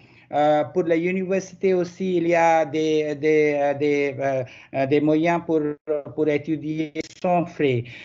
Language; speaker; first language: French; non-native, learner; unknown